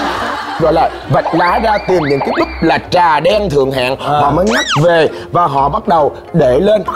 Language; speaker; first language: Vietnamese; native; Vietnamese